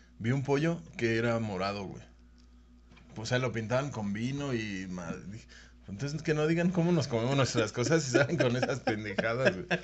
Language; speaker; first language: Spanish; native; Spanish